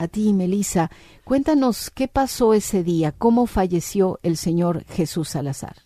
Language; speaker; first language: Spanish; native; Spanish